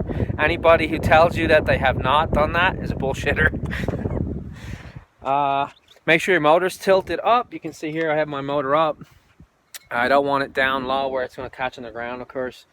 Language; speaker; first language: English; native; English